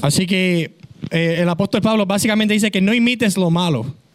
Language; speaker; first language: Spanish; native; Spanish